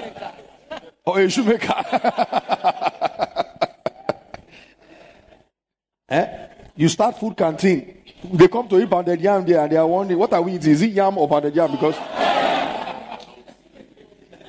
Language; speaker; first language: English; non-native, local second language; Yoruba